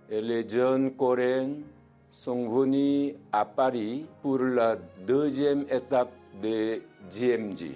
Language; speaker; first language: French; non-native, fluent; Korean